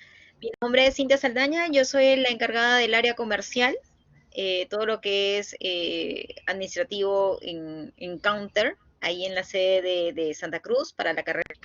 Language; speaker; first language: Spanish; native; Spanish